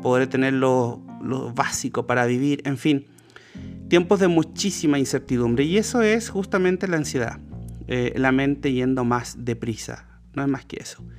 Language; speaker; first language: Spanish; native; Spanish